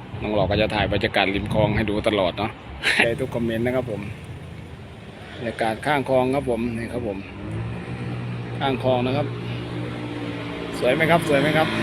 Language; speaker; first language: Thai; native; Thai